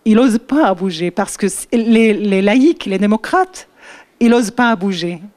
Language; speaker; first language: French; non-native, learner; Arabic